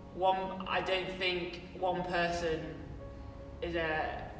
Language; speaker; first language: English; native; English